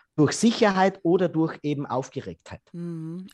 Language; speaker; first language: German; native; German